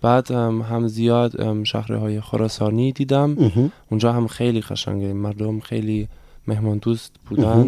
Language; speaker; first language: Persian; non-native, learner; German